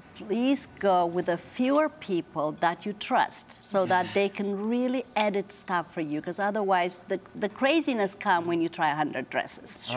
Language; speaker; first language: English; non-native, fluent; Amharic